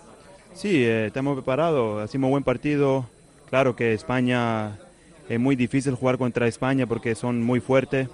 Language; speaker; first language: Spanish; early bilingual, heritage; Spanish